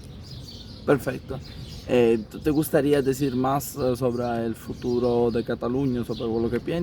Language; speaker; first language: Spanish; non-native, fluent; Italian